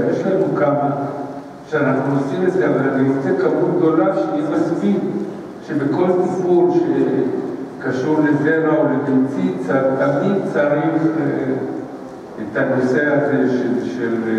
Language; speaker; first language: Hebrew; early bilingual, other home language; Spanish